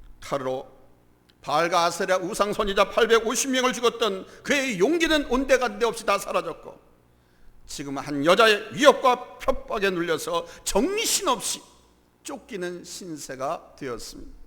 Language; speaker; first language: Korean; native; Korean